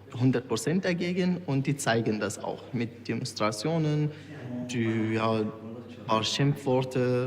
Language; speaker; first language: German; non-native, fluent; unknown